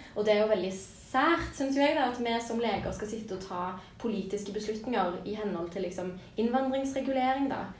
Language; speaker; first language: Norwegian; native; Norwegian